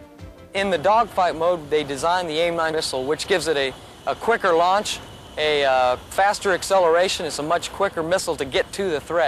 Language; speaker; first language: English; native; English